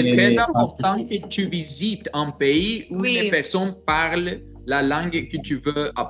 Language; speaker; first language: French; non-native, learner; Greek